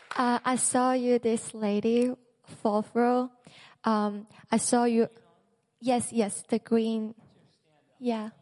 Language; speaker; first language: English; non-native, local second language; Cantonese